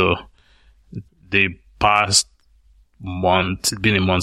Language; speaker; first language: English; non-native, local second language; Yoruba